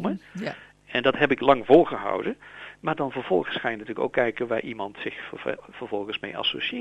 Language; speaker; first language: Dutch; native; Dutch